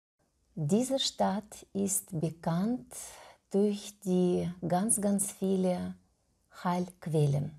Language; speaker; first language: German; non-native, fluent; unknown